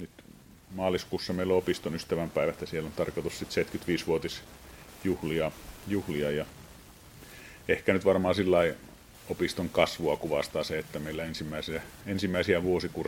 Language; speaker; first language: Finnish; native; Finnish